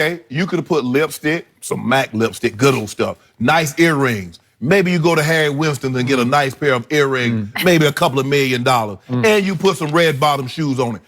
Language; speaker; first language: English; native; English